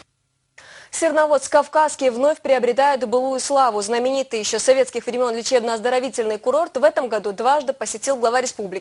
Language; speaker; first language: Russian; native; Russian